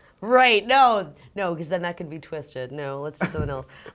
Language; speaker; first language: English; early bilingual, other home language; Ukrainian